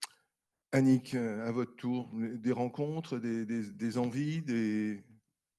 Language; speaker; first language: French; native; French